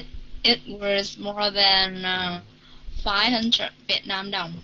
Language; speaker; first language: English; non-native, learner; Vietnamese